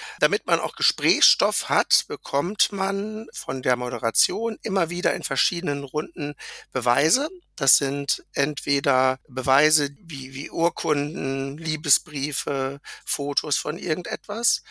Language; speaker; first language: German; native; German